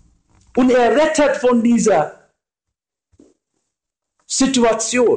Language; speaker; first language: German; non-native, fluent; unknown